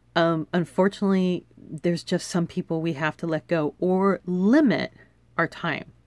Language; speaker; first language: English; native; English